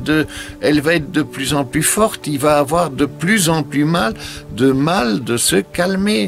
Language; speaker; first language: French; native; French